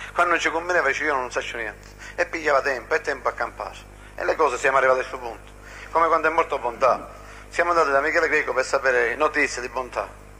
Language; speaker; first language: Italian; non-native, local second language; Sicilian